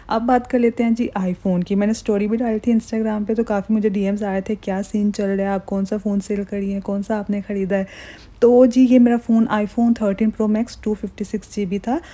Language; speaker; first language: Urdu; native; Urdu